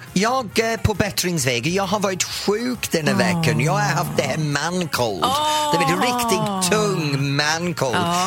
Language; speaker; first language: Swedish; non-native, fluent; English